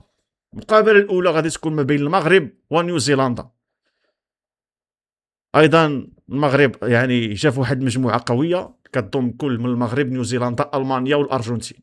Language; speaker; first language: Arabic; native; Arabic